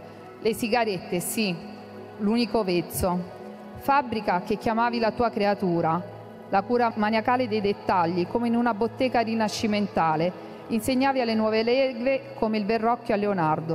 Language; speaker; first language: Italian; native; Italian